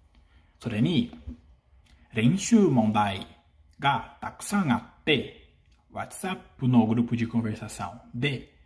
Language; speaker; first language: Japanese; non-native, learner; Portuguese